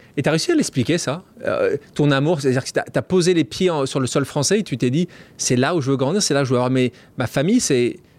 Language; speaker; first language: French; native; French